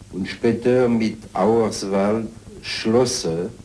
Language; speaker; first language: German; non-native, fluent; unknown